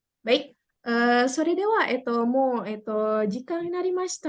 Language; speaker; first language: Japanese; non-native, fluent; Indonesian